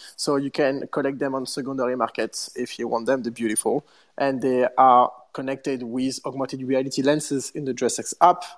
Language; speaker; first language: English; non-native, fluent; French